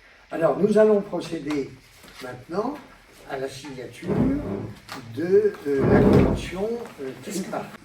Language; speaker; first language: French; native; French